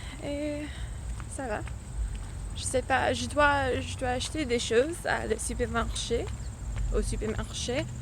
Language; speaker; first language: French; non-native, learner; English